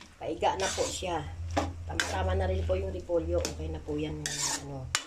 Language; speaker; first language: Filipino; non-native, local second language; Cebuano